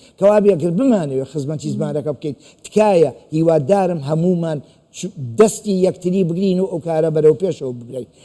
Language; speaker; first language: Central Kurdish; native; Central Kurdish